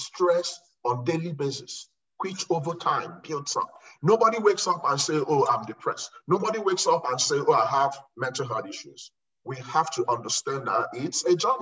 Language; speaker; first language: English; non-native, local second language; Igbo